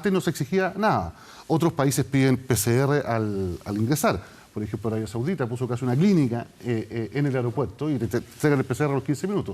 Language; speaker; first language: Spanish; native; Spanish